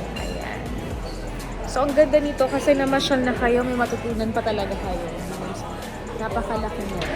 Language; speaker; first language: Filipino; native; Filipino